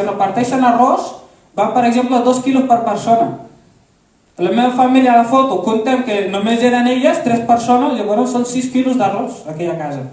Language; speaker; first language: Catalan; early bilingual, other home language; Arabic